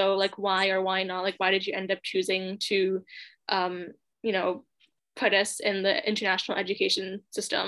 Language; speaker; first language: English; non-native, local second language; Cantonese